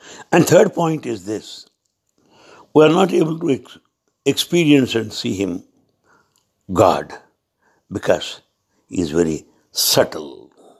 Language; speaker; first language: English; non-native, local second language; Telugu